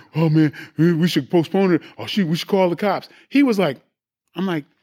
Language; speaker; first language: English; native; English